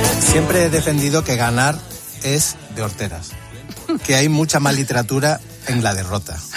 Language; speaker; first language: Spanish; native; Spanish